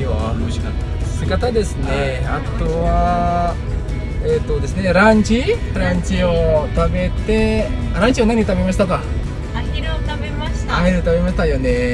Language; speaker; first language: Japanese; non-native, fluent; Indonesian